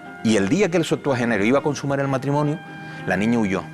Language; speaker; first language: Spanish; native; Spanish